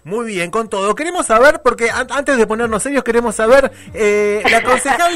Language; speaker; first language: Spanish; native; Spanish